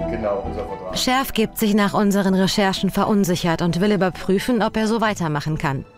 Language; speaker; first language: German; native; German